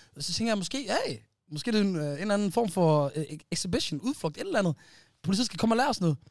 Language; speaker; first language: Danish; early bilingual, other home language; Somali